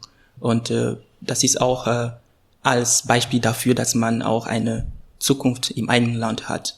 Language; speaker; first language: German; non-native, fluent; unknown